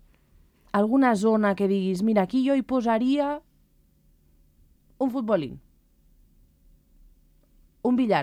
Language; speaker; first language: Catalan; native; Catalan